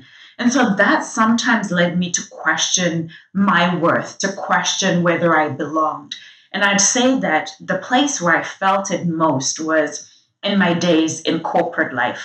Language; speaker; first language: English; non-native, local second language; Shona